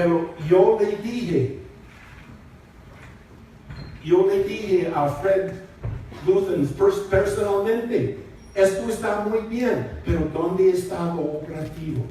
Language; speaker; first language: Spanish; non-native, fluent; English